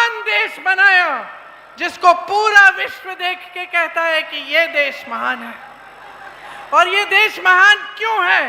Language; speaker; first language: Hindi; native; Hindi